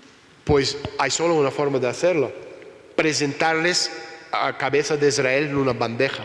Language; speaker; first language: Spanish; non-native, fluent; Russian